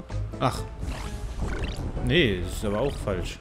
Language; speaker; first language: German; native; German